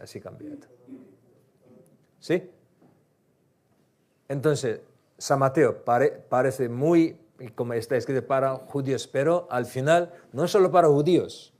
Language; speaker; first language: Spanish; non-native, learner; Korean